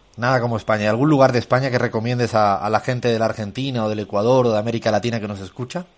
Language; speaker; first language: Spanish; native; Spanish